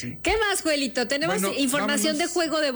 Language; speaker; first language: Spanish; native; Spanish